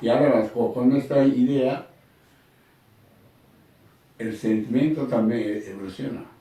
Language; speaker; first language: Spanish; non-native, learner; Japanese